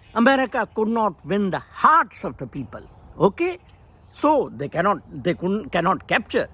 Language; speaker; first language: English; non-native, local second language; Urdu